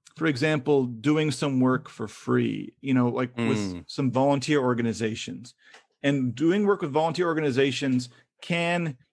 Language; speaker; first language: English; native; English